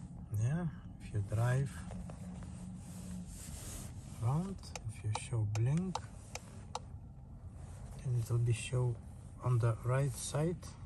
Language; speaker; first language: English; non-native, learner; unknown